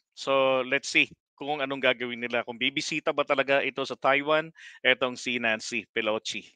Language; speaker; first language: Filipino; native; Filipino